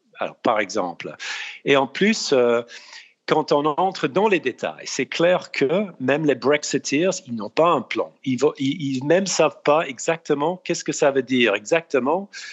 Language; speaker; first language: French; non-native, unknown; English